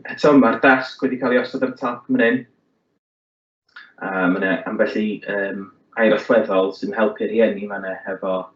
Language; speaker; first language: Welsh; native; Welsh